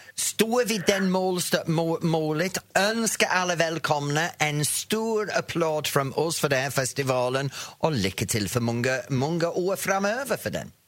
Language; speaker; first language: Swedish; non-native, fluent; English